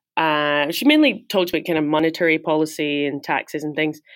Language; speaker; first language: English; native; English